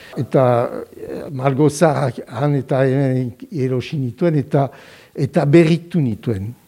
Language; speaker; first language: Basque; non-native, local second language; French